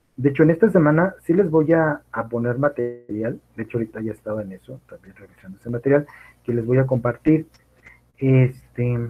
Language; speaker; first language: English; non-native, learner; Spanish